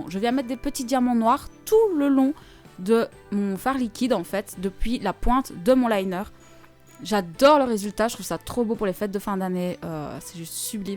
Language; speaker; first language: French; native; French